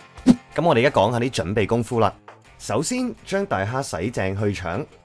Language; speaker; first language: Cantonese; native; Cantonese